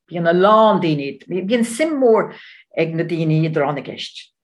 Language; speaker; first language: Irish; non-native, learner; Dutch